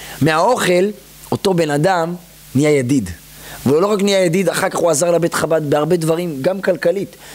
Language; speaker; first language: Hebrew; native; Hebrew